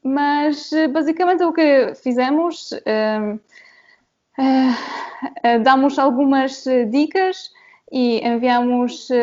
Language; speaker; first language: Portuguese; non-native, fluent; Polish